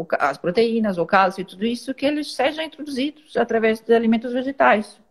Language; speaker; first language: Portuguese; non-native, fluent; Italian